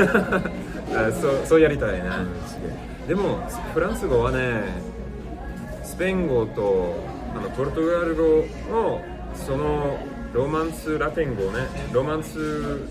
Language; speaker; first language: Japanese; non-native, learner; English